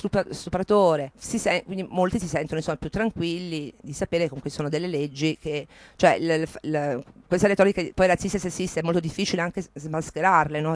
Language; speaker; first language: Italian; native; Italian